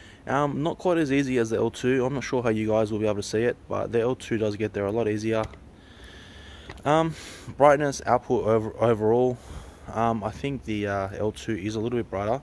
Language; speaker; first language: English; native; English